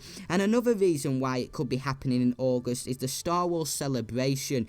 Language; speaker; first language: English; native; English